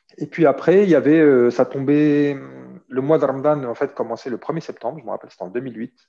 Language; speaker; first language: French; early bilingual, other home language; Arabic